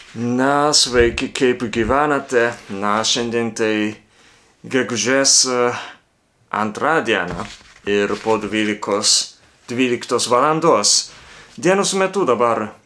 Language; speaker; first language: Lithuanian; non-native, fluent; Japanese